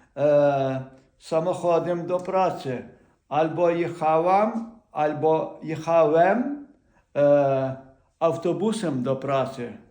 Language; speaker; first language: Polish; non-native, fluent; Ukrainian